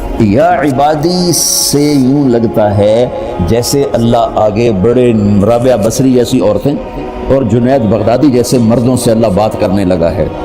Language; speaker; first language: Urdu; non-native, local second language; Punjabi